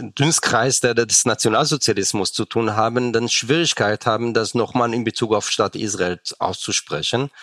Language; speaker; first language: German; non-native, fluent; Hebrew